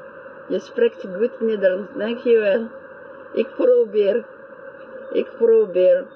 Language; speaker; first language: Dutch; non-native, learner; French